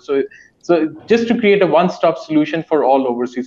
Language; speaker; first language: English; non-native, local second language; Urdu